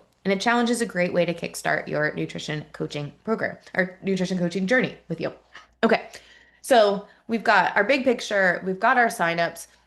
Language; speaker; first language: English; native; English